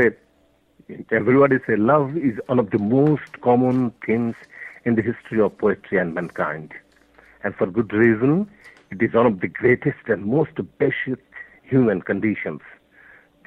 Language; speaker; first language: English; non-native, local second language; Bangla